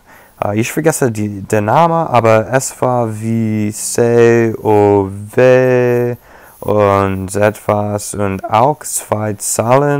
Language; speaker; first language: German; non-native, learner; English